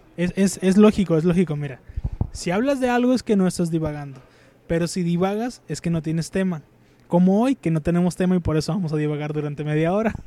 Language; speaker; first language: Spanish; native; Spanish